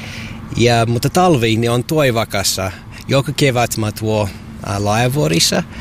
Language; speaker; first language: Finnish; non-native, learner; English